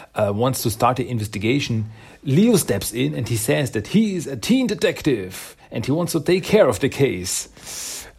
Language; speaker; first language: English; non-native, fluent; German